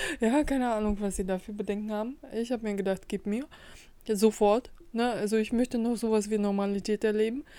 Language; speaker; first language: German; early bilingual, other home language; Russian